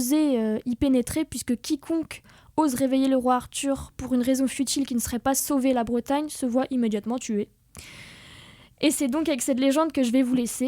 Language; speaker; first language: French; native; French